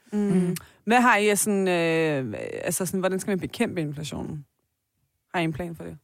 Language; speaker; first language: Danish; early bilingual, other home language; Persian